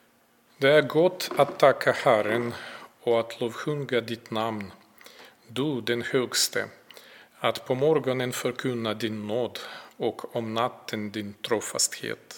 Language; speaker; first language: Swedish; non-native, fluent; Russian